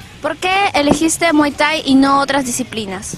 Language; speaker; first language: Spanish; native; Spanish